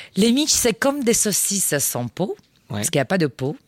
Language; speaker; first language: French; non-native, fluent; Romanian